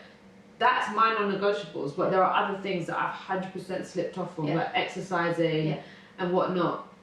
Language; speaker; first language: English; native; English